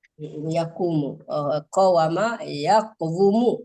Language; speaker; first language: Arabic; non-native, fluent; Indonesian